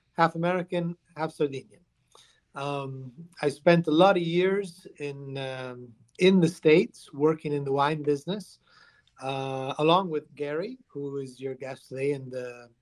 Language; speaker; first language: English; early bilingual, other home language; Italian